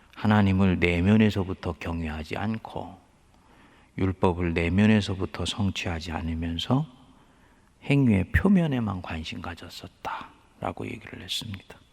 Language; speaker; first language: Korean; native; Korean